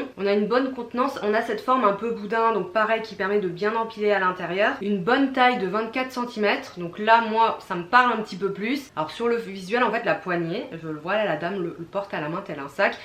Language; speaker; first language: French; native; French